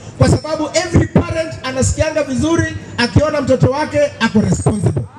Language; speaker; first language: Swahili; non-native, local second language; Luyia